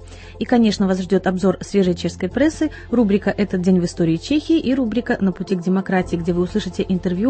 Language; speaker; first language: Russian; native; Russian